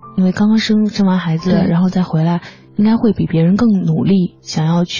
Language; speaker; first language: Chinese; native; Chinese